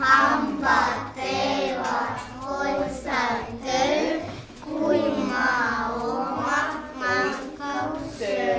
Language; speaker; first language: Estonian; non-native, learner; Russian